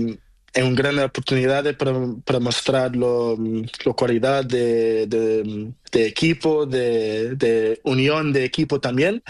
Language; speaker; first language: Spanish; non-native, learner; Portuguese